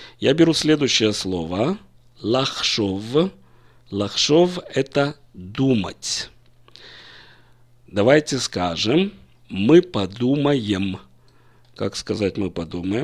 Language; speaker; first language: Russian; native; Russian